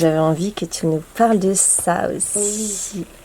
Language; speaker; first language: French; native; French